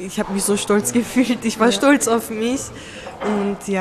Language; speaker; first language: German; early bilingual, other home language; Turkish